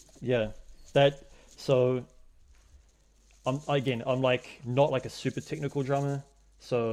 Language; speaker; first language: English; native; English